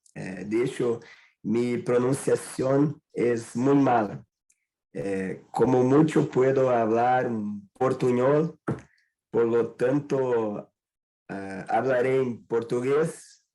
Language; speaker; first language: Spanish; non-native, learner; Portuguese